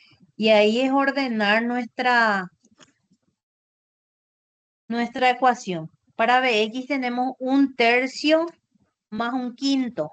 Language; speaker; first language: Spanish; native; Spanish